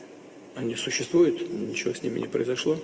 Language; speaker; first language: Russian; native; Russian